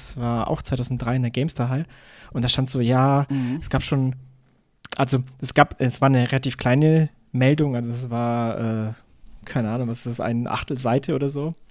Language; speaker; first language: German; native; German